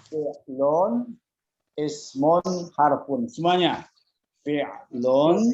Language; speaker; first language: Arabic; non-native, fluent; Indonesian